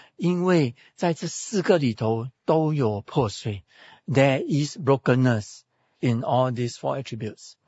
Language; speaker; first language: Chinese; native; Chinese